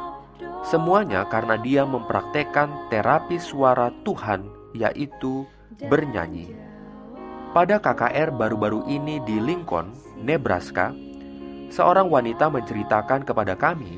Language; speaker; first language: Indonesian; native; Indonesian